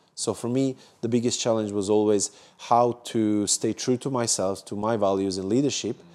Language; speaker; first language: English; non-native, fluent; Serbian